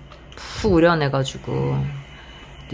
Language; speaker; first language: Korean; native; Korean